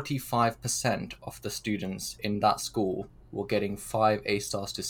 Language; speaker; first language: English; early bilingual, other home language; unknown